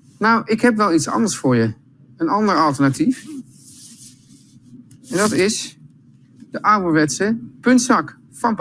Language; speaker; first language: Dutch; native; Dutch